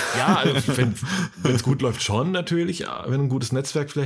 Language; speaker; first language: German; native; German